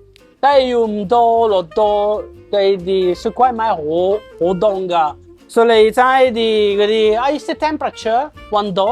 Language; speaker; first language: Cantonese; non-native, learner; Italian